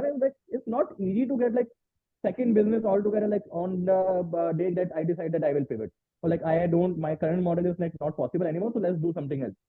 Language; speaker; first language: English; non-native, local second language; Hindi